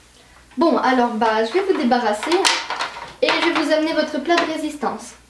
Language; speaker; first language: French; native; French